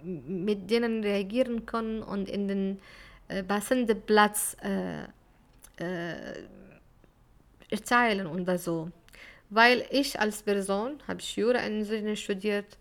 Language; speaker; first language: German; non-native, fluent; Arabic